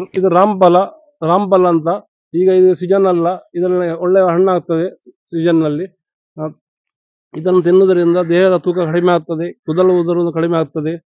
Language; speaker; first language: Kannada; non-native, local second language; Tulu